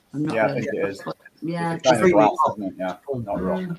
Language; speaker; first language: English; native; English